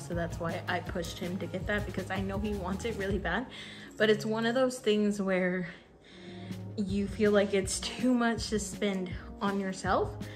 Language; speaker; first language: English; early bilingual, other home language; Spanish